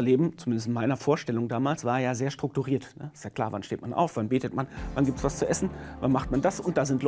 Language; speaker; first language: German; native; German